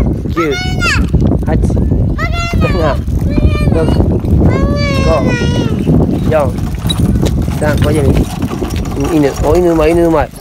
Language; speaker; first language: Japanese; native; Japanese